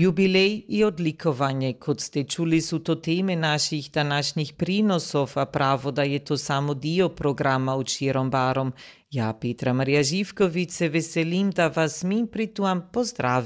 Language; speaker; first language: Serbian; native; Serbian